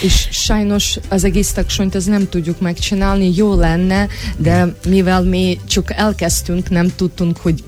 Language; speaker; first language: Hungarian; non-native, fluent; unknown